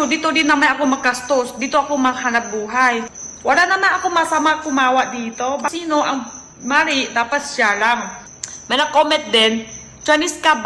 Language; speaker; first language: Filipino; non-native, learner; Chinese